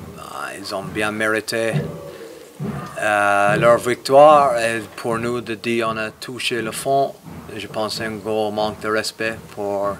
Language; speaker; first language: French; non-native, fluent; English